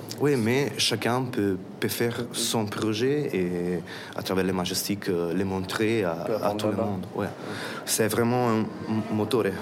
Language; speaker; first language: French; non-native, fluent; Italian